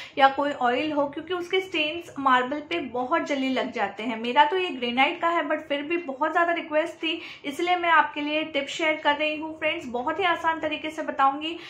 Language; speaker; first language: Hindi; non-native, local second language; Gujarati